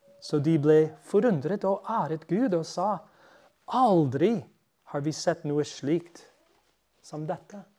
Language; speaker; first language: Norwegian; non-native, fluent; English